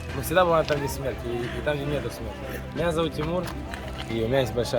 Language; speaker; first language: Russian; native; Russian